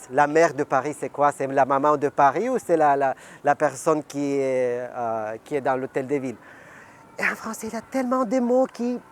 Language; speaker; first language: French; non-native, fluent; Bulgarian